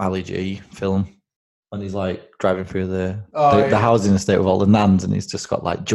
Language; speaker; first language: English; native; English